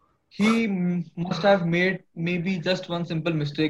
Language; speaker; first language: English; non-native, local second language; Hindi